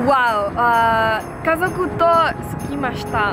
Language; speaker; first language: Japanese; non-native, learner; Spanish